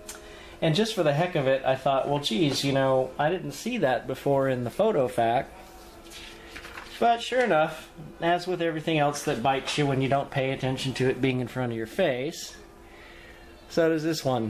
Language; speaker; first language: English; native; English